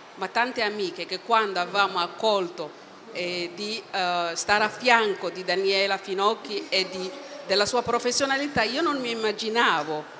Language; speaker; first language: Italian; non-native, fluent; Somali